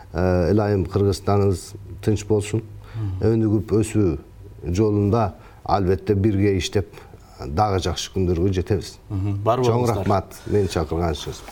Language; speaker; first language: Kyrgyz; early bilingual, heritage; Kyrgyz